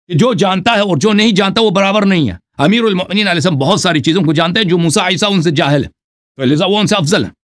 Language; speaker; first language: Urdu; non-native, fluent; Persian